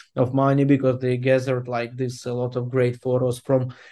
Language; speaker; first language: English; non-native, fluent; Ukrainian